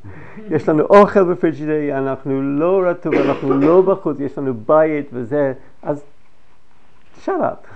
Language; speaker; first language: Hebrew; non-native, fluent; English